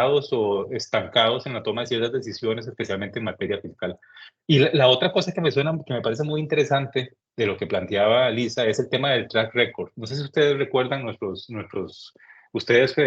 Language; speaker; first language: Spanish; native; Spanish